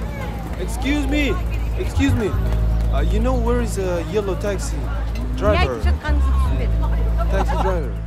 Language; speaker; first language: English; non-native, learner; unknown